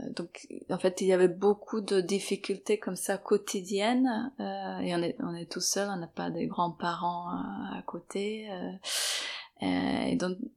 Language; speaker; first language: French; non-native, fluent; Serbian